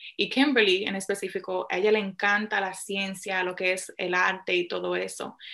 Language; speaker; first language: Spanish; early bilingual, heritage; Spanish